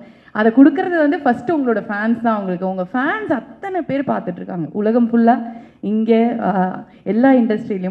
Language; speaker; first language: Tamil; native; Tamil